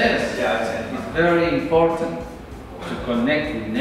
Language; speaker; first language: English; non-native, learner; Spanish